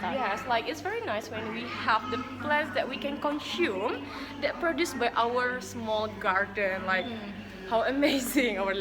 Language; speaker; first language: English; non-native, fluent; Indonesian